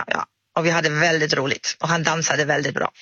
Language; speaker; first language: Swedish; non-native, fluent; German